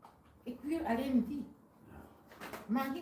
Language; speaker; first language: Dutch; non-native, learner; Kikuyu